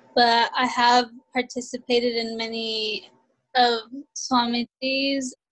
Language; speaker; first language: English; early bilingual, other home language; Spanish